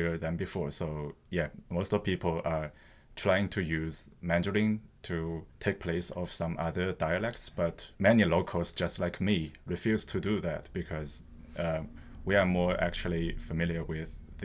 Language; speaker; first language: English; non-native, fluent; Chinese